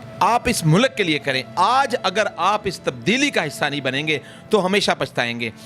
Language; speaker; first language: Urdu; non-native, local second language; Punjabi